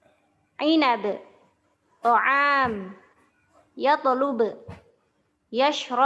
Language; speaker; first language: Arabic; non-native, learner; Indonesian